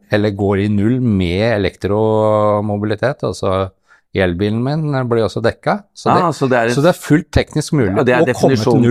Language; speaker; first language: Norwegian; native; Norwegian